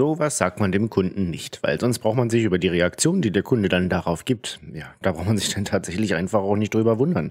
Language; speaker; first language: German; native; German